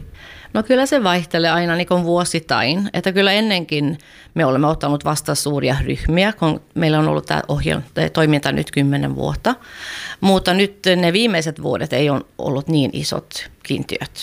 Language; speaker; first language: Finnish; non-native, local second language; Swedish